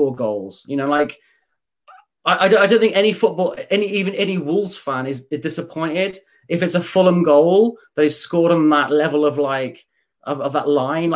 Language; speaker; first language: English; native; English